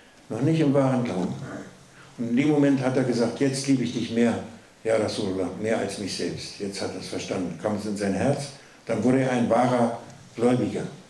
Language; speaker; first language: German; native; German